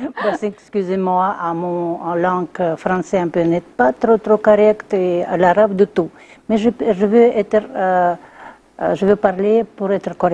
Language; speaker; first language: French; non-native, learner; Russian